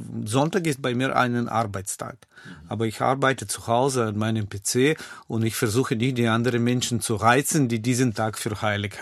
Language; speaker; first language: German; non-native, fluent; Russian